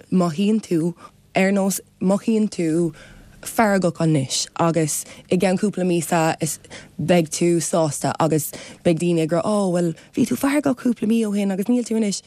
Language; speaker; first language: Irish; non-native, local second language; English